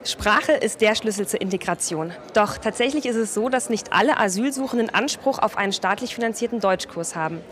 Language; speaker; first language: German; native; German